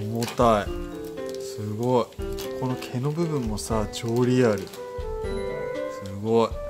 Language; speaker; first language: Japanese; native; Japanese